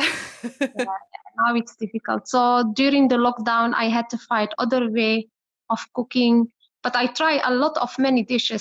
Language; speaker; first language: English; non-native, learner; Arabic